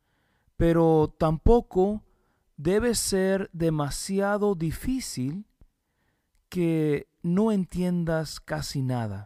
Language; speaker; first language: Spanish; early bilingual, heritage; Spanish